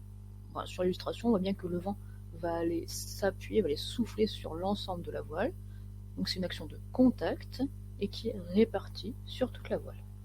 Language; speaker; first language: French; native; French